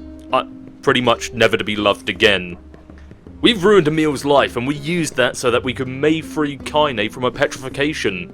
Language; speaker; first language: English; native; English